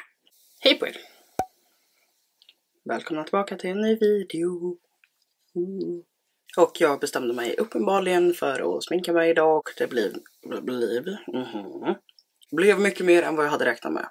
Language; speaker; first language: Swedish; native; Swedish